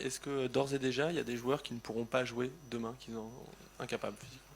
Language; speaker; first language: French; native; French